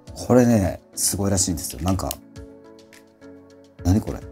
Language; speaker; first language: Japanese; native; Japanese